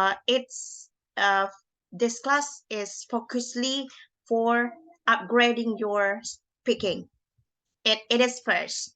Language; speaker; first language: English; non-native, learner; Indonesian